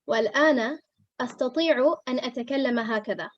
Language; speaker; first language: Arabic; non-native, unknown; Urdu